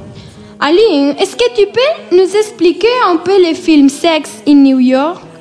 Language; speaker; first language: French; non-native, learner; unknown